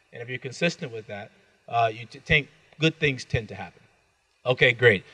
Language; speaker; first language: English; native; English